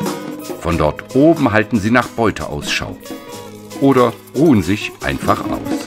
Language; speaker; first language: German; native; German